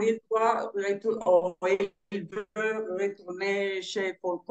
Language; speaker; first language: French; non-native, learner; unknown